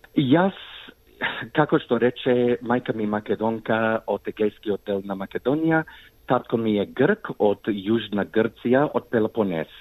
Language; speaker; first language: Macedonian; early bilingual, heritage; Macedonian